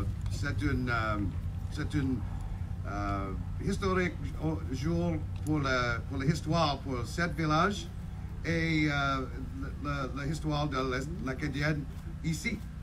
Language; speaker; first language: French; non-native, learner; English